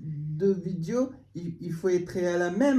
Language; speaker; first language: French; non-native, learner; Tibetan